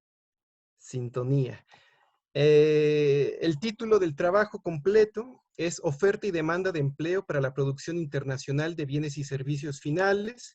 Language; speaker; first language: Spanish; native; Spanish